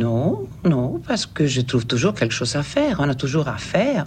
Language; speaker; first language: French; non-native, fluent; Swedish